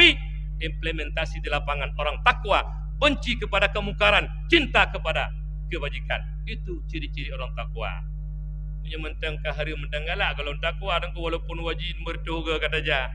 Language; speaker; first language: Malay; non-native, local second language; Achinese